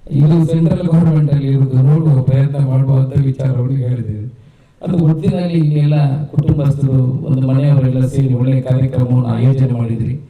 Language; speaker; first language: Kannada; non-native, local second language; Tulu